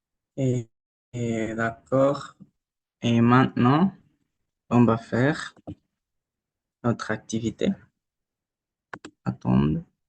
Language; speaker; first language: French; non-native, learner; Spanish